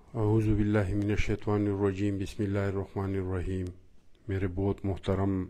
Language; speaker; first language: Urdu; non-native, local second language; Pashto